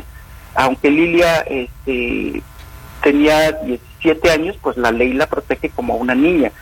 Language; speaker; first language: Spanish; native; Spanish